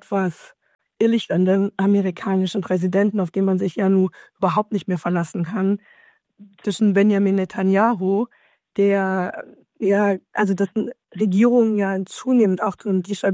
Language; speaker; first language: German; native; German